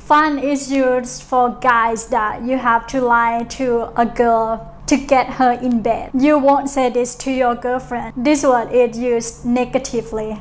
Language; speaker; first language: English; non-native, fluent; Thai